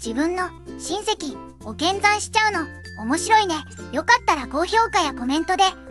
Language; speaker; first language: Japanese; native; Japanese